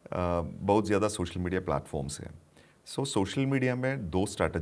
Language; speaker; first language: Hindi; non-native, local second language; Malayalam